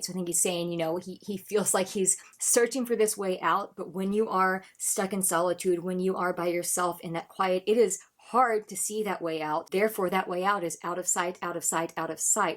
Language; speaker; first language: English; native; English